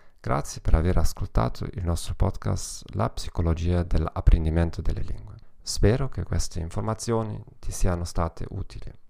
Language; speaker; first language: Italian; non-native, learner; German